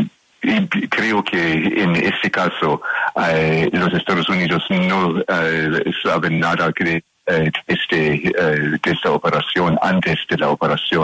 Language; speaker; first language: Spanish; non-native, learner; English